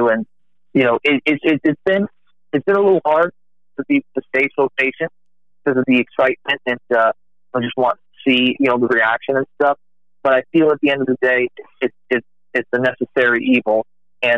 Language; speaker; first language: English; native; English